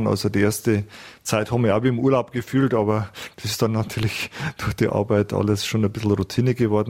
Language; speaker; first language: German; native; German